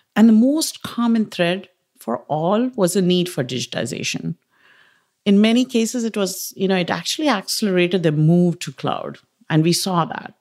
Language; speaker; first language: English; non-native, local second language; Tamil